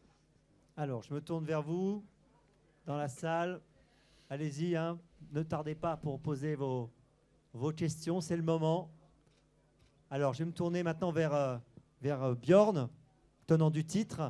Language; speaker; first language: French; native; French